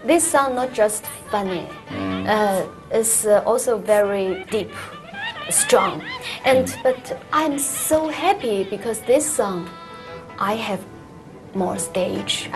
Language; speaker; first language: English; non-native, learner; Chinese